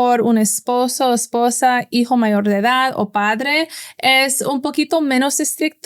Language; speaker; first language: Spanish; non-native, fluent; English